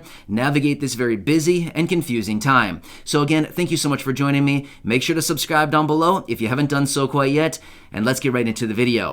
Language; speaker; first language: English; native; English